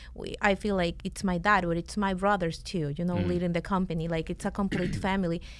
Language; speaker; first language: English; non-native, fluent; Spanish